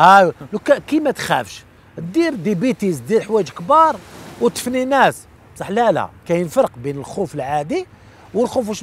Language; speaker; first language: Arabic; native; Arabic